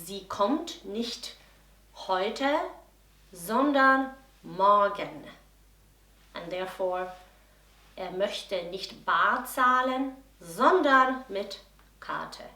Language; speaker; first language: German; non-native, fluent; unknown